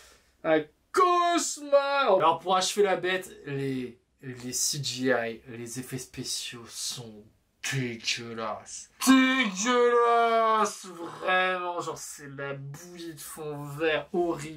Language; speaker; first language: French; native; French